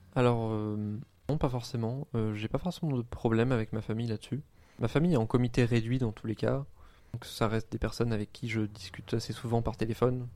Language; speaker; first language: French; native; French